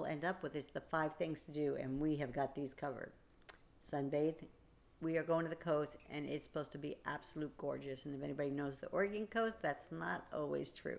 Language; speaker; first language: English; native; English